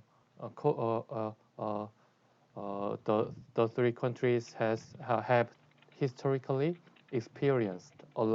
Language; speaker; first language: English; non-native, learner; Korean